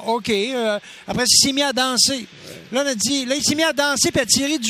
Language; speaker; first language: French; native; French